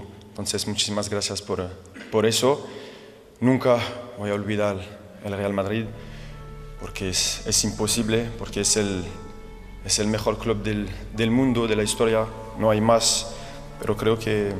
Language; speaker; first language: Spanish; non-native, fluent; French